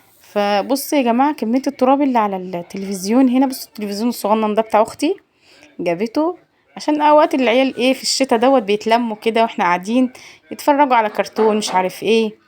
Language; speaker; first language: Arabic; native; Arabic